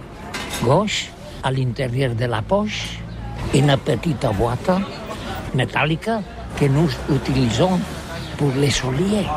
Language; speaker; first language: French; non-native, learner; Catalan